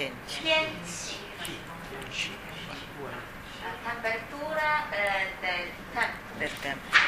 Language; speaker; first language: Italian; non-native, learner; Chinese